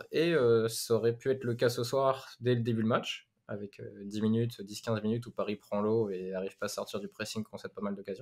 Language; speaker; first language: French; native; French